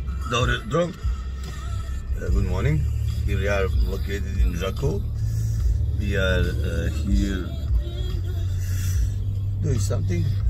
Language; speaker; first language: English; non-native, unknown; Croatian